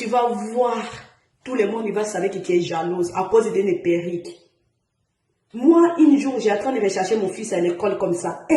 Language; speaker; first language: French; non-native, learner; Portuguese